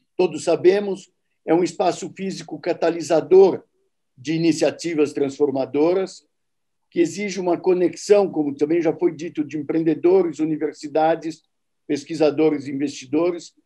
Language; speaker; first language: Portuguese; native; Portuguese